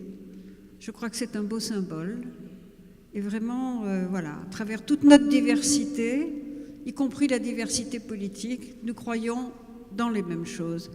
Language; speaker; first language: French; native; French